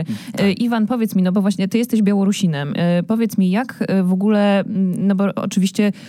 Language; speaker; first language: Polish; native; Polish